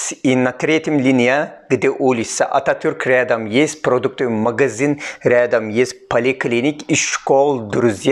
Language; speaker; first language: Russian; non-native, fluent; Turkish